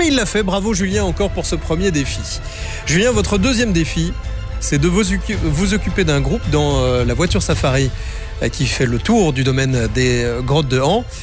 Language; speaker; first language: French; native; French